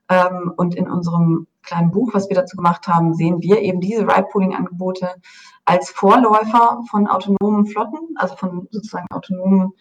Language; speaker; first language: German; native; German